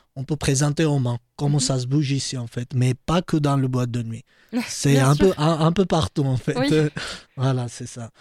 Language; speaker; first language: French; non-native, fluent; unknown